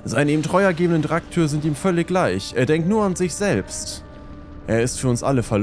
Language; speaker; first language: German; native; German